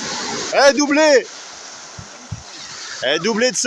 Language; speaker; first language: French; native; French